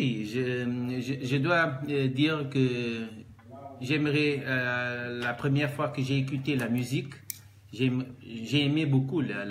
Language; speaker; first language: French; non-native, learner; Portuguese